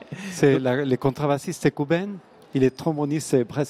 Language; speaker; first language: French; non-native, fluent; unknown